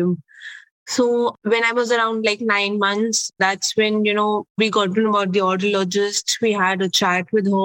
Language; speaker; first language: English; non-native, local second language; Hindi